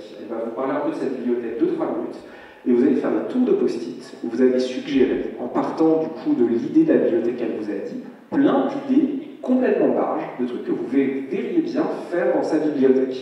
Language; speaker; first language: French; native; French